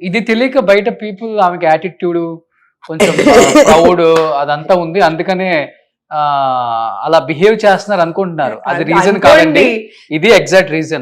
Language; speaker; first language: Telugu; native; Telugu